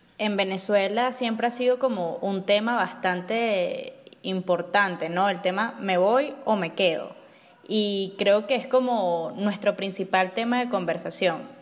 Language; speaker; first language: Spanish; native; Spanish